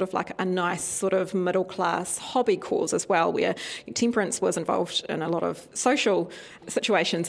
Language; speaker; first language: English; native; English